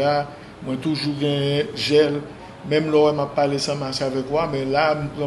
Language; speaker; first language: French; non-native, local second language; Haitian Creole